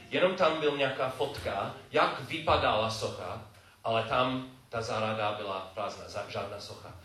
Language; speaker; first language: Czech; non-native, fluent; English